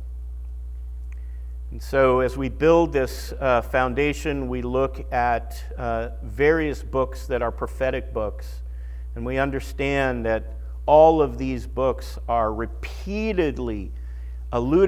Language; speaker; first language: English; native; English